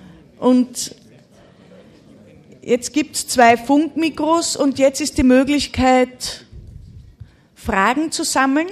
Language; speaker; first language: German; native; German